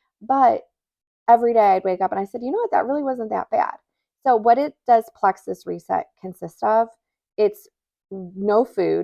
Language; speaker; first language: English; native; English